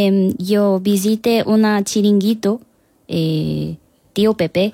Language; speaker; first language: Spanish; non-native, learner; Korean